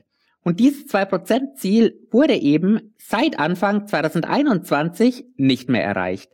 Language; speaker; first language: German; native; German